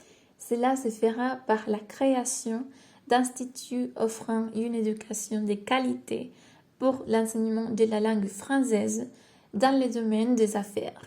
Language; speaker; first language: French; non-native, learner; Spanish